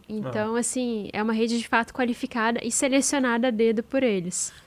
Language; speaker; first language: Portuguese; native; Portuguese